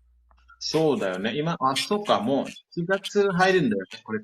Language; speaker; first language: Japanese; non-native, fluent; Indonesian